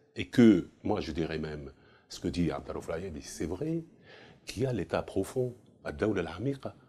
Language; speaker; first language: French; non-native, local second language; Arabic